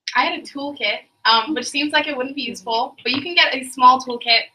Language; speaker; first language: English; native; English